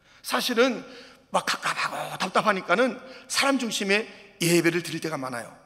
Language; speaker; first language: Korean; native; Korean